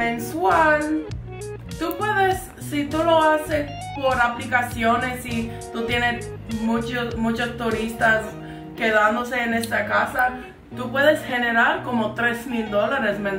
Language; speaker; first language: Spanish; non-native, fluent; English